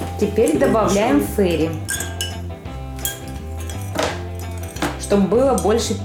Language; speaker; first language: Russian; native; Russian